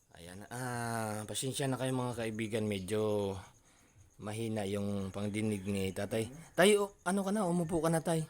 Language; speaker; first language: Filipino; non-native, local second language; Cebuano